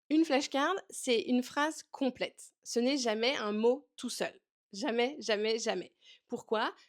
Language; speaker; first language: French; native; French